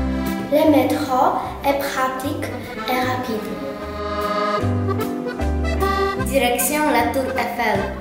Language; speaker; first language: French; non-native, learner; Polish